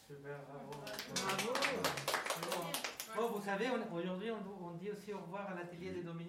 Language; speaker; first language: French; native; French